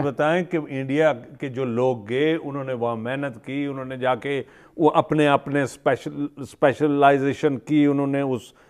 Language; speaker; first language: Hindi; native; Hindi